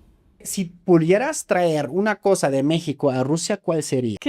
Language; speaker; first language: Spanish; non-native, fluent; German